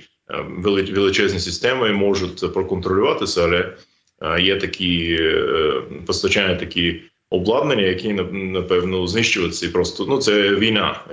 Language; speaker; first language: Ukrainian; non-native, fluent; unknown